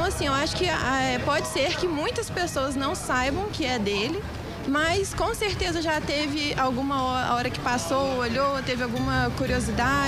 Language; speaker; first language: Portuguese; native; Portuguese